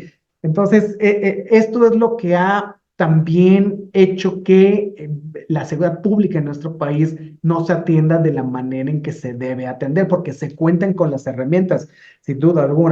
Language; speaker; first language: Spanish; native; Spanish